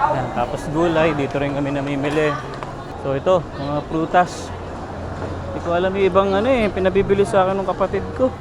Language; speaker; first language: Filipino; native; Filipino